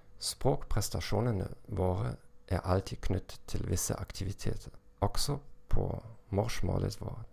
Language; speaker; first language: Norwegian; non-native, learner; German